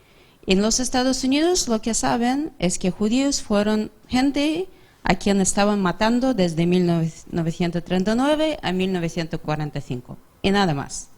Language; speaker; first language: Spanish; non-native, fluent; English